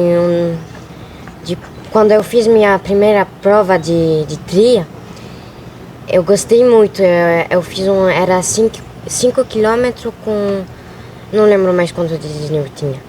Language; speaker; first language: Portuguese; early bilingual, other home language; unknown